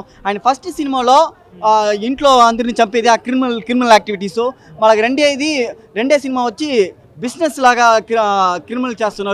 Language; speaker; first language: Telugu; native; Telugu